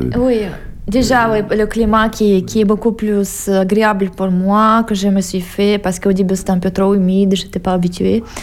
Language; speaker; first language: French; non-native, fluent; Russian